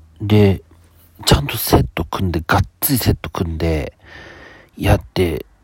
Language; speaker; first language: Japanese; native; Japanese